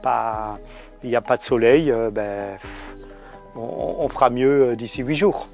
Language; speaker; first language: French; native; French